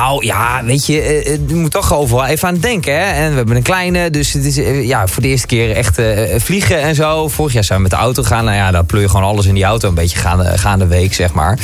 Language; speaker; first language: Dutch; native; Dutch